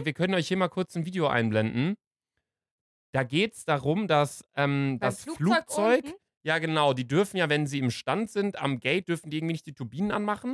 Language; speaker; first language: German; native; German